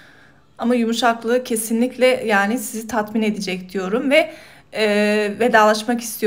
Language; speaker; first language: Turkish; native; Turkish